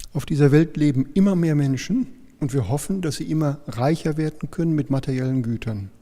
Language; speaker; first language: German; native; German